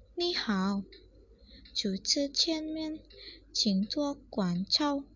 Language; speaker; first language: Chinese; non-native, learner; Indonesian